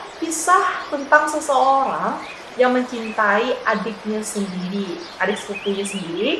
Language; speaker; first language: Indonesian; native; Indonesian